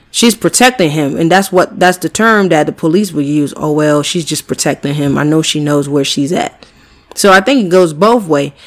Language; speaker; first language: English; native; English